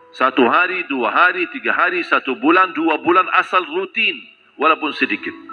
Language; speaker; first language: Malay; non-native, fluent; Arabic